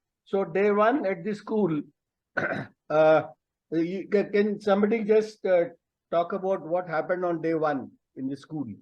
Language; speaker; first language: English; non-native, local second language; Telugu